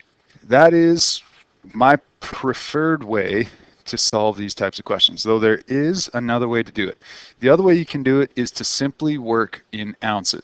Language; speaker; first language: English; native; English